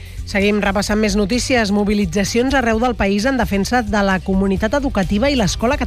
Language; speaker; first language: Catalan; native; Catalan